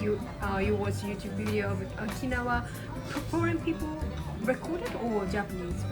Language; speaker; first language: English; non-native, learner; Japanese